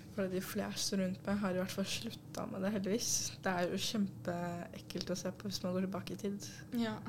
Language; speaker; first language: Norwegian; early bilingual, other home language; Urdu